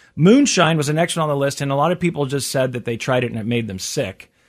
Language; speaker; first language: English; native; English